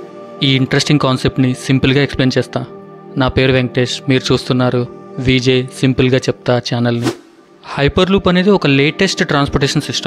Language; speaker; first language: Telugu; native; Telugu